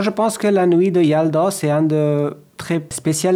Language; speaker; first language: French; non-native, learner; Persian